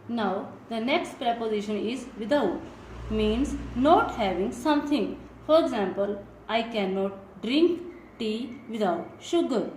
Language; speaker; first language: English; non-native, local second language; Punjabi